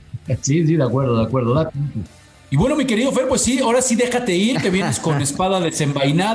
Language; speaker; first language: Spanish; native; Spanish